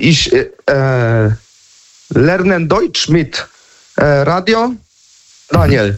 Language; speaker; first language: German; non-native, learner; Polish